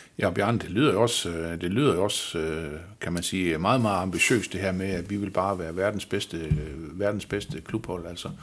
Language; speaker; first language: Danish; native; Danish